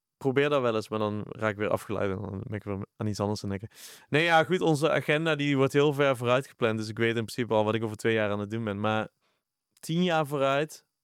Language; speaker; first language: Dutch; native; Dutch